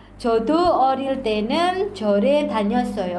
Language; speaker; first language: Korean; non-native, fluent; Indonesian